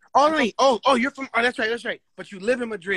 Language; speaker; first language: English; native; English